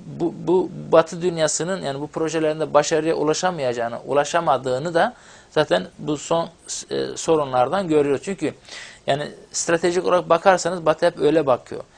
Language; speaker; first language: Turkish; non-native, local second language; Kurdish